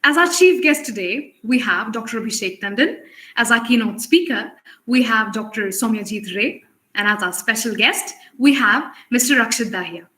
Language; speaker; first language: English; non-native, local second language; Hindi